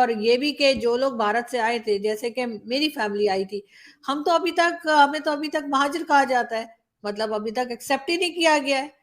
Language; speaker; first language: Urdu; native; Urdu